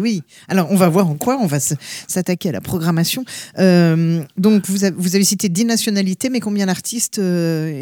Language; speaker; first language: French; native; French